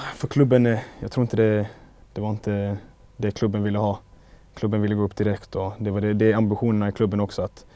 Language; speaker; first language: Swedish; native; Swedish